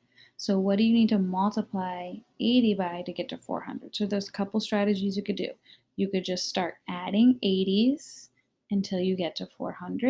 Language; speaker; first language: English; native; English